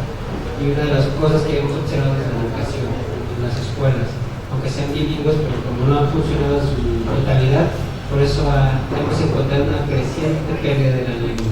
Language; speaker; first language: Spanish; non-native, local second language; Tzotzil